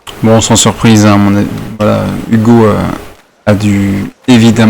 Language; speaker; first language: French; native; French